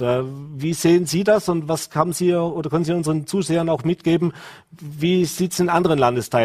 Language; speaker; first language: German; native; German